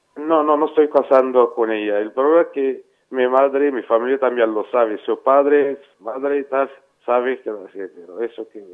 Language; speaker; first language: Spanish; non-native, fluent; Arabic